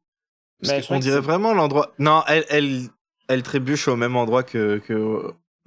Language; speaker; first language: French; native; French